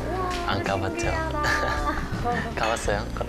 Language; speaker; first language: Korean; non-native, fluent; Spanish